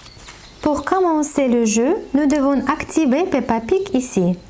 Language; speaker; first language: French; non-native, learner; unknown